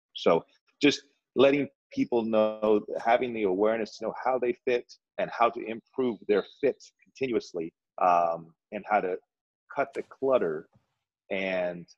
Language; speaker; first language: English; native; English